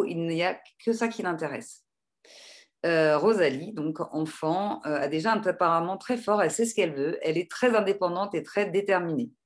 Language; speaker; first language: French; native; French